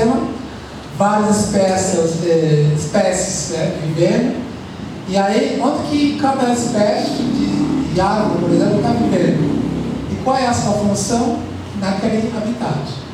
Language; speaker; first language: Portuguese; non-native, fluent; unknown